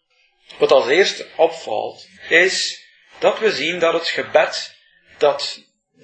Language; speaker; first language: Dutch; native; Dutch